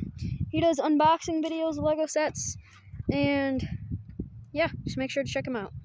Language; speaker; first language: English; native; English